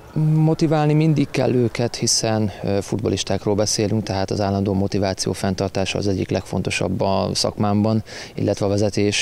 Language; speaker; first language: Hungarian; native; Hungarian